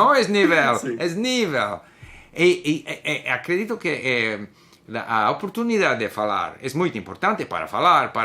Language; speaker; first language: Portuguese; non-native, learner; English